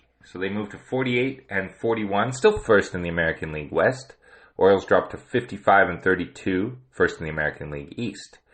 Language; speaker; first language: English; native; English